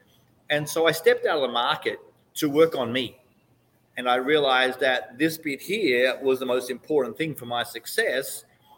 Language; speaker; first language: English; native; English